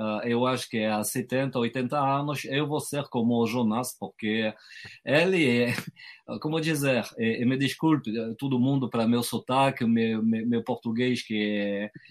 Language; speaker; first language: Portuguese; non-native, fluent; French